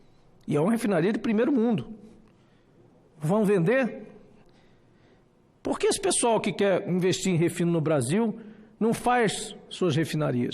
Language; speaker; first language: Portuguese; native; Portuguese